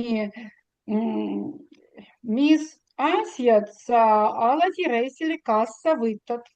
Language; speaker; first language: Estonian; non-native, learner; Russian